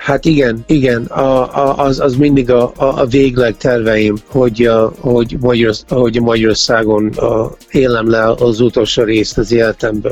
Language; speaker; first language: Hungarian; early bilingual, heritage; Hungarian